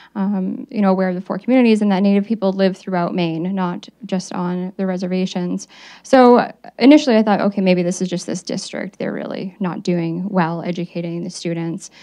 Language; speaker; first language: English; native; English